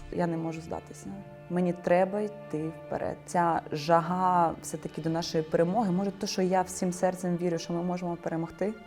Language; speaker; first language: Ukrainian; native; Ukrainian